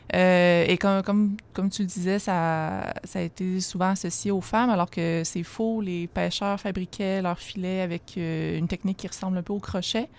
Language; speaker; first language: French; native; French